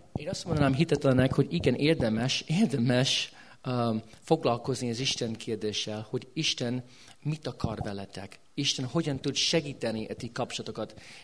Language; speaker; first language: Hungarian; non-native, fluent; English